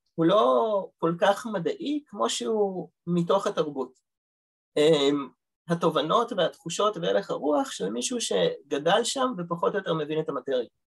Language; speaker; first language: Hebrew; early bilingual, other home language; Russian